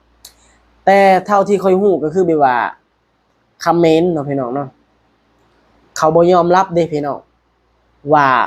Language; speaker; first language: Thai; non-native, local second language; Lao